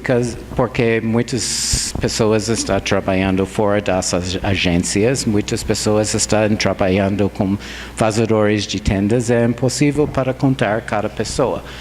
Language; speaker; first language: Portuguese; non-native, fluent; English